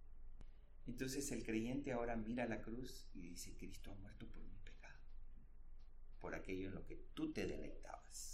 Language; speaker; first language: Spanish; native; Spanish